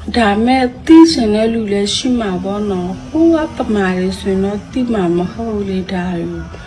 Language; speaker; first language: Burmese; non-native, local second language; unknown